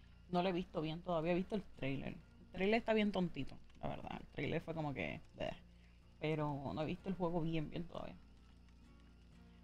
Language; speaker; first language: Spanish; native; Spanish